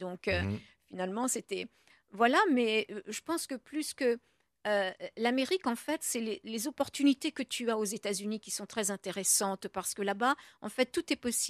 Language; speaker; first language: French; native; French